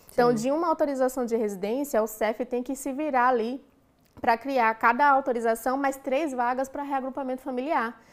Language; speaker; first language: Portuguese; native; Portuguese